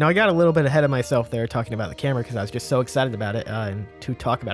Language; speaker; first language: English; native; English